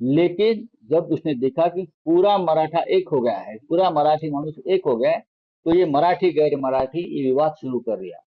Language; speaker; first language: Hindi; non-native, local second language; Marathi